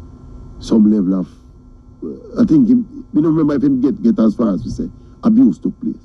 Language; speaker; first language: English; non-native, local second language; Jamaican Creole English